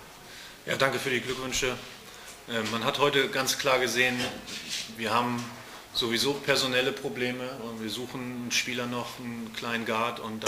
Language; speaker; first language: German; native; German